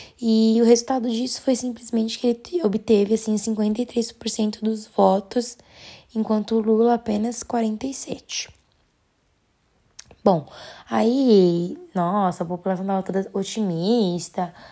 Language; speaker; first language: Portuguese; native; Portuguese